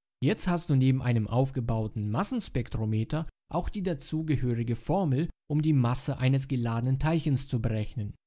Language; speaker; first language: German; native; German